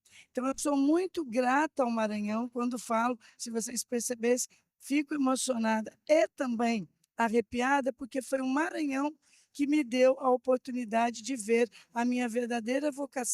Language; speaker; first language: Portuguese; native; Portuguese